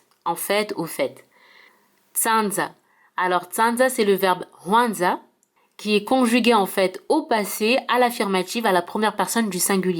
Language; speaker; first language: French; early bilingual, heritage; French